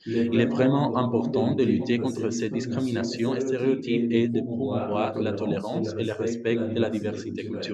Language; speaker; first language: French; non-native, learner; Spanish